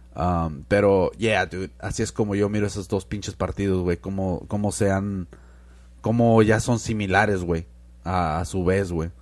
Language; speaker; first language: Spanish; early bilingual, heritage; Spanish